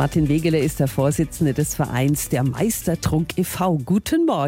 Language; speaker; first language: German; native; German